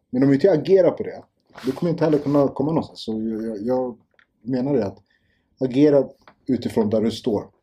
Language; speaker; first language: Swedish; early bilingual, other home language; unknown